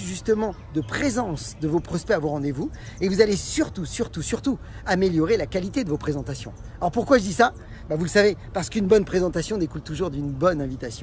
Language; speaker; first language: French; native; French